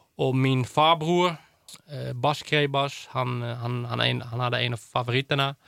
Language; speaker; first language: Swedish; non-native, fluent; Dutch